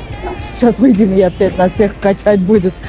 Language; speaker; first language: Russian; native; Russian